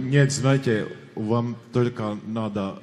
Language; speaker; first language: Russian; non-native, fluent; Latvian